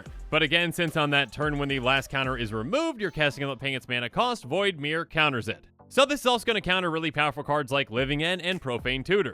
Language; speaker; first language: English; native; English